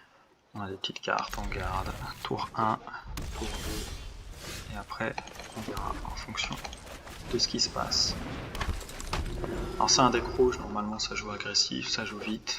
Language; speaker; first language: French; native; French